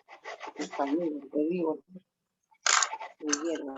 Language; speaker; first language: Spanish; native; Spanish